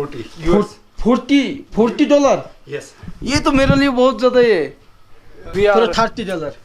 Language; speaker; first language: Hindi; non-native, learner; Bangla